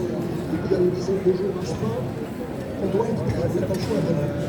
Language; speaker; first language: French; non-native, fluent; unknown